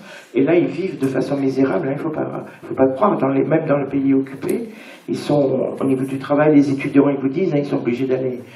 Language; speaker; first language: French; native; French